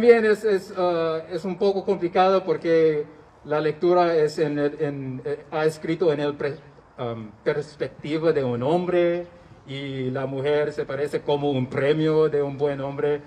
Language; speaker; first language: Spanish; non-native, learner; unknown